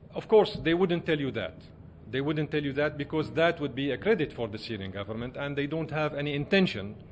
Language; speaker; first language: English; non-native, fluent; Arabic